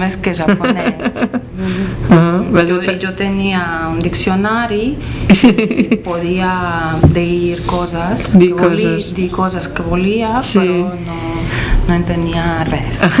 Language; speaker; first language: Catalan; non-native, learner; Russian